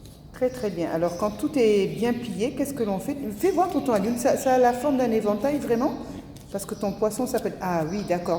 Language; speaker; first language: French; native; French